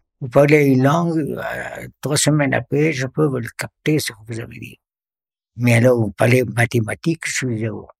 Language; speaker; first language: French; non-native, local second language; Arabic